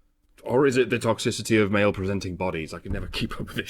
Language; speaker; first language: English; native; English